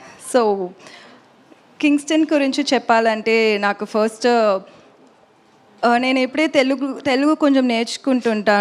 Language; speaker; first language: Telugu; non-native, learner; Tamil